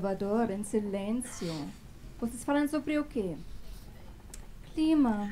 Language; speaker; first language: Portuguese; non-native, fluent; German